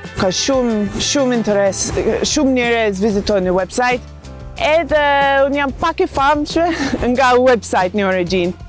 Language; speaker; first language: Albanian; non-native, learner; English